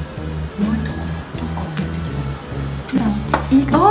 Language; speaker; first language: Japanese; native; Japanese